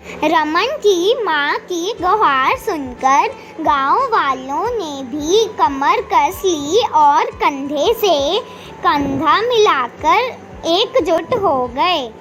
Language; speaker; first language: Hindi; native; Hindi